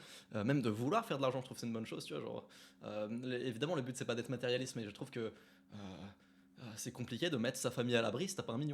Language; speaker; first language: French; native; French